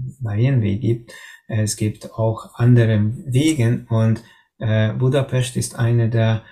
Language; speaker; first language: German; non-native, learner; Hungarian